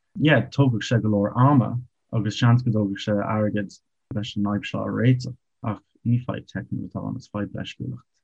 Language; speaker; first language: Irish; non-native, local second language; English